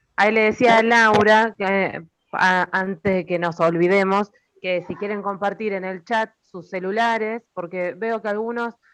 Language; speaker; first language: Spanish; native; Spanish